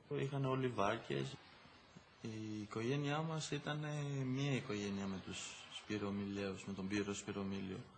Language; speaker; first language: Greek; early bilingual, heritage; Greek